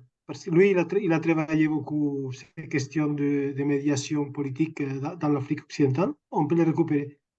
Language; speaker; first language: French; non-native, fluent; Catalan